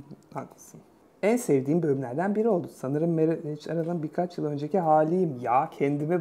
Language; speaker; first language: Turkish; native; Turkish